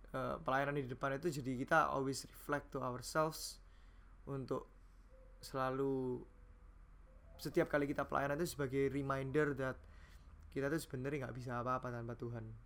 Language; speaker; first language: Indonesian; native; Indonesian